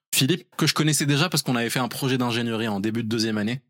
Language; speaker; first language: French; non-native, local second language; Arabic